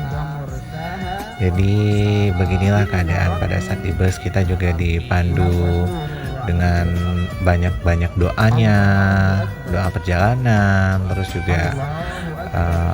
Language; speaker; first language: Indonesian; native; Indonesian